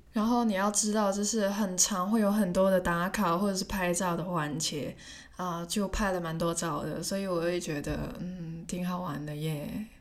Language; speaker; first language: Chinese; non-native, local second language; Cantonese